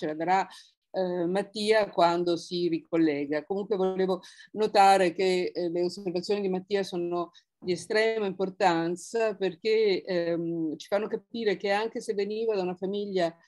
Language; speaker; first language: Italian; native; Italian